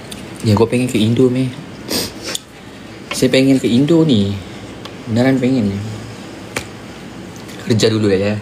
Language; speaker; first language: Malay; native; Malay